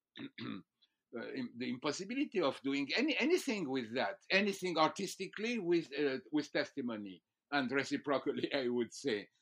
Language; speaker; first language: English; non-native, fluent; French